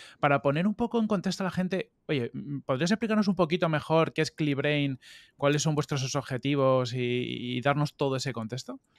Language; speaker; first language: Spanish; native; Spanish